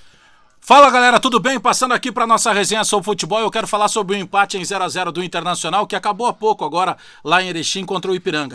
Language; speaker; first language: Portuguese; native; Portuguese